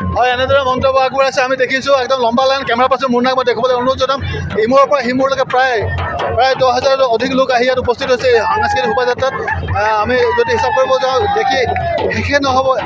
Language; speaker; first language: Assamese; native; Assamese